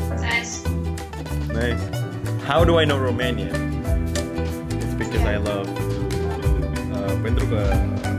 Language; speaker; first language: English; non-native, fluent; Indonesian